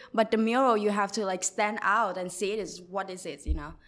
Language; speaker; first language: English; non-native, learner; Thai